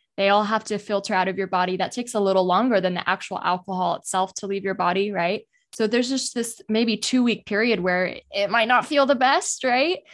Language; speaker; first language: English; native; English